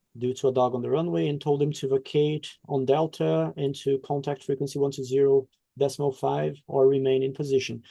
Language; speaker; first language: English; non-native, fluent; Portuguese